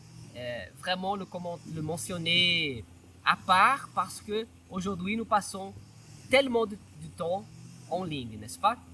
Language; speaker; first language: French; non-native, fluent; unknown